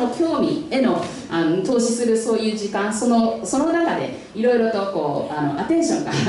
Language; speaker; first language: Japanese; non-native, fluent; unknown